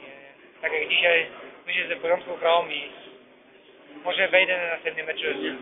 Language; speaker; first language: Polish; early bilingual, heritage; Polish